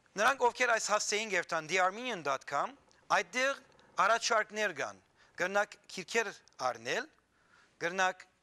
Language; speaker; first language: Armenian; native; Armenian